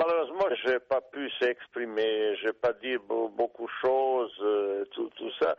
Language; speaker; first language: French; non-native, fluent; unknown